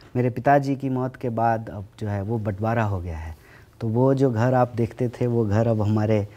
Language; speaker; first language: Hindi; native; Hindi